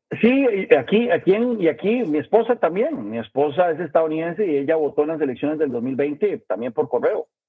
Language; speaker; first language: Spanish; native; Spanish